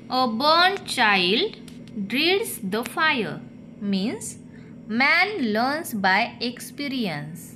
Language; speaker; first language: English; non-native, local second language; Marathi